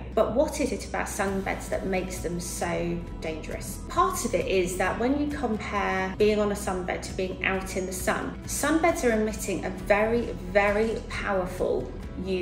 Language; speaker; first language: English; native; English